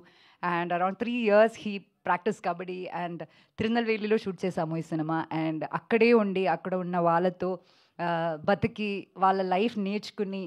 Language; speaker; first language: Telugu; non-native, fluent; Malayalam